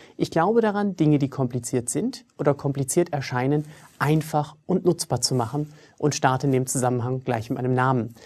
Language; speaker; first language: German; early bilingual, other home language; English